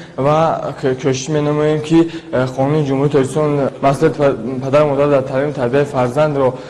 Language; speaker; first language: Tajik; non-native, local second language; Shughni